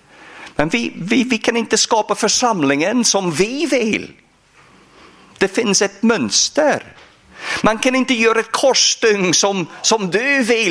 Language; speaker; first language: Swedish; non-native, fluent; English